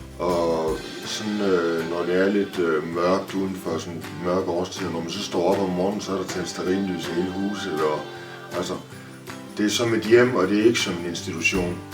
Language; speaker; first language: Danish; native; Danish